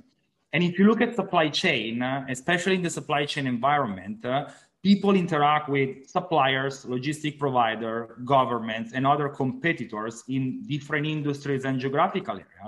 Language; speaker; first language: English; non-native, fluent; Italian